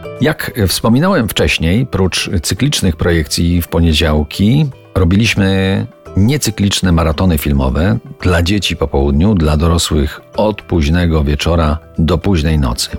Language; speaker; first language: Polish; native; Polish